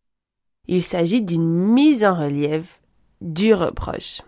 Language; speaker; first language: French; native; French